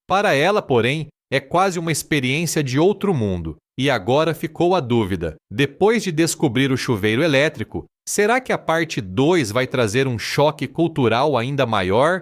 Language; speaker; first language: Portuguese; native; Portuguese